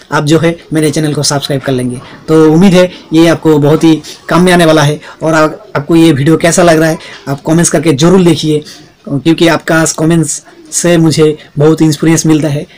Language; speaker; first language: Hindi; native; Hindi